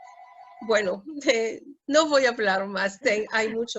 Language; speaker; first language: Spanish; early bilingual, heritage; Spanish